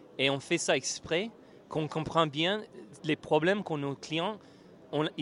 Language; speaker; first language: French; non-native, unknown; English